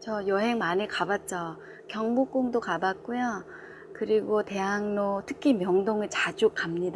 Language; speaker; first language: Korean; non-native, fluent; Vietnamese